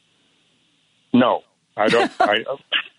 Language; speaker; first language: English; native; English